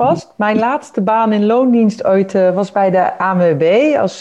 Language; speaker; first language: Dutch; native; Dutch